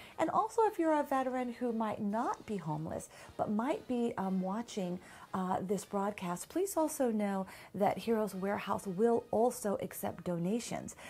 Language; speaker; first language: English; native; English